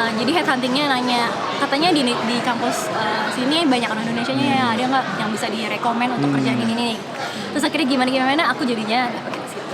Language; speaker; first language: Indonesian; native; Indonesian